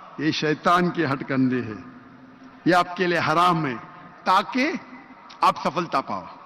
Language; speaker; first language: Urdu; non-native, local second language; Konkani